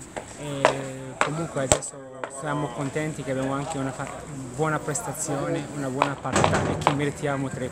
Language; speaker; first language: Italian; non-native, learner; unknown